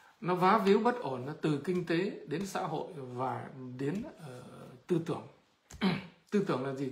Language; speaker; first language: Vietnamese; native; Vietnamese